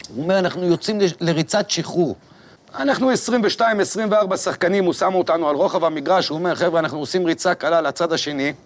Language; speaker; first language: Hebrew; native; Hebrew